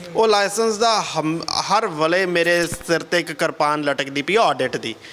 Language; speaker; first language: Punjabi; early bilingual, heritage; Punjabi